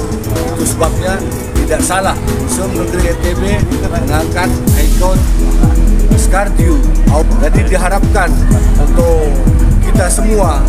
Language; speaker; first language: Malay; non-native, local second language; Sasak